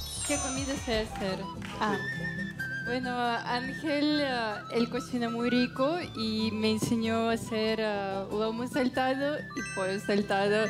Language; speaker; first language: Spanish; non-native, learner; English